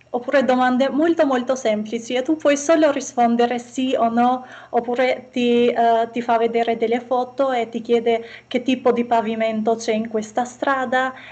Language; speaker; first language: Italian; non-native, fluent; Albanian